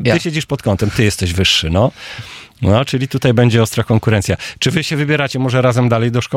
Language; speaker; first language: Polish; native; Polish